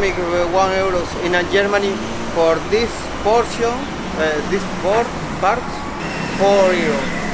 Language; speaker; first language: English; non-native, learner; Spanish